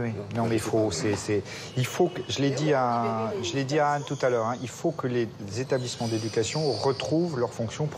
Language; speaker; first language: French; native; French